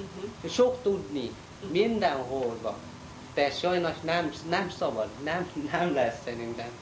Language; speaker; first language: Hungarian; non-native, learner; Chinese